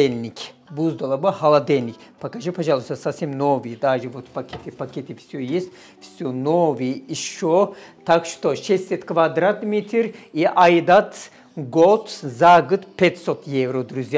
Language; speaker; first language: Russian; non-native, learner; Turkish